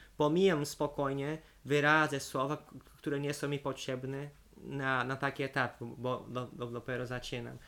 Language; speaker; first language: Polish; non-native, fluent; Portuguese